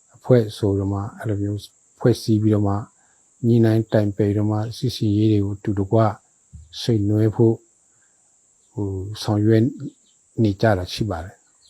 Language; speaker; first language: Burmese; non-native, local second language; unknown